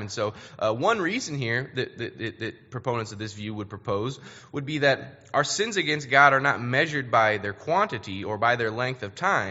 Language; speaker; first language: English; native; English